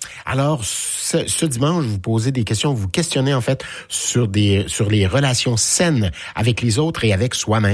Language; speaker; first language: French; native; French